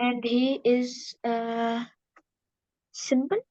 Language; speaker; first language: English; non-native, local second language; Urdu